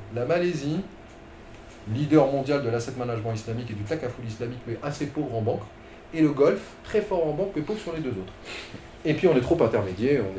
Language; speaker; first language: French; non-native, local second language; Arabic